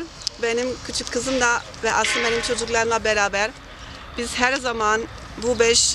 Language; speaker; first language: Turkish; non-native, fluent; German